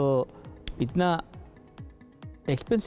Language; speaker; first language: Hindi; non-native, learner; Divehi